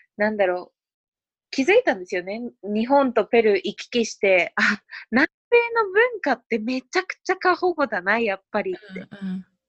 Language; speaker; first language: Japanese; early bilingual, other home language; Spanish